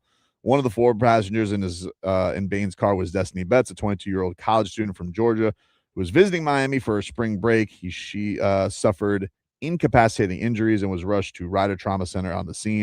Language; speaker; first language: English; native; English